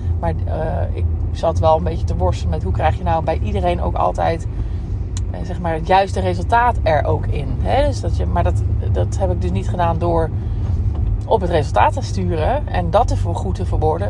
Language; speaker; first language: Dutch; native; Dutch